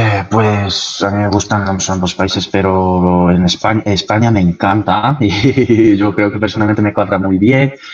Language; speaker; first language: Spanish; non-native, fluent; Korean